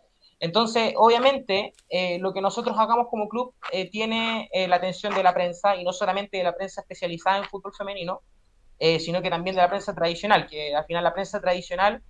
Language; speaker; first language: Spanish; native; Spanish